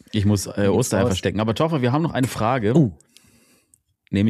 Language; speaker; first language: German; native; German